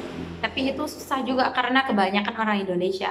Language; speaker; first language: Indonesian; non-native, fluent; Khmer